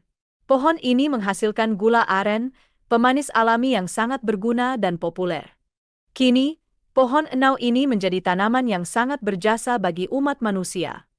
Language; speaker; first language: Indonesian; native; Indonesian